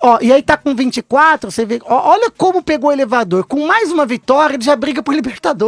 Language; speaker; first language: Portuguese; native; Portuguese